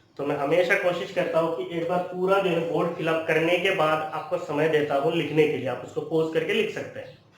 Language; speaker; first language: Hindi; non-native, local second language; Bangla